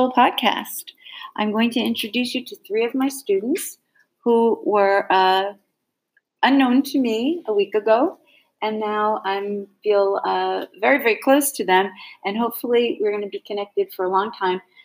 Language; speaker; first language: English; native; English